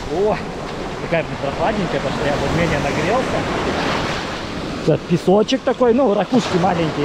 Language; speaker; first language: Russian; native; Russian